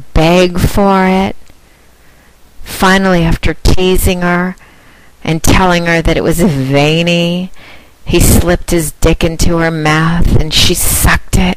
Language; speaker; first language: English; native; English